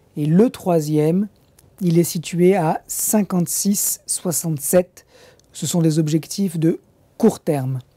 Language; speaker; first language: French; native; French